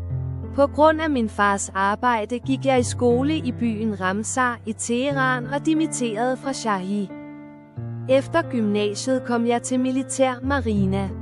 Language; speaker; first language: Danish; non-native, fluent; Persian